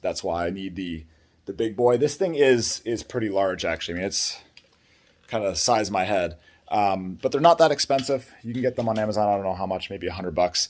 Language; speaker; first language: English; native; English